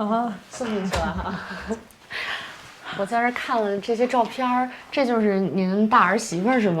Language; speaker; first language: Chinese; native; Chinese